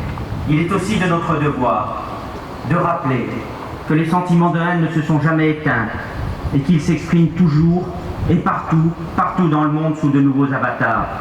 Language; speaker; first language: French; native; French